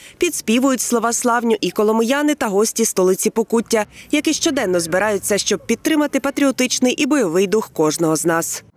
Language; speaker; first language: Ukrainian; native; Ukrainian